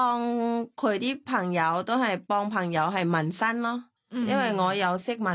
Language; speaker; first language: Cantonese; non-native, learner; Thai